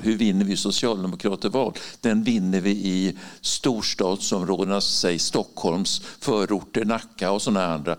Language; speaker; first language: Swedish; native; Swedish